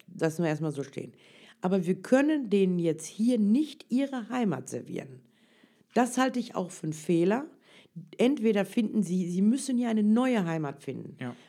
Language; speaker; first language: German; early bilingual, other home language; Turkish